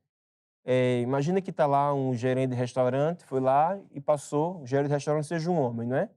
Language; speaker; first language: Portuguese; native; Portuguese